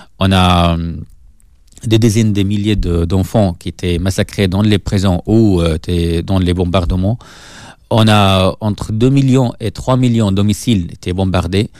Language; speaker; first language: French; non-native, fluent; Arabic